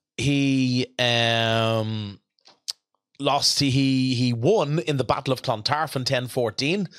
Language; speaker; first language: English; native; English